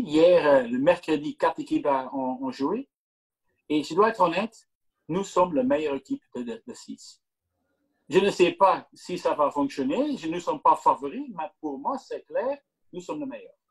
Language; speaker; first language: French; non-native, local second language; Dutch